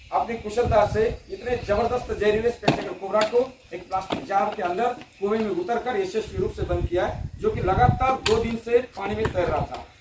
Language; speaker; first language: Hindi; non-native, local second language; Marathi